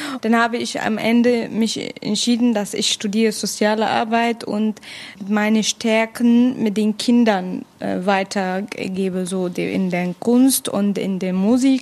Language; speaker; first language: German; non-native, fluent; Arabic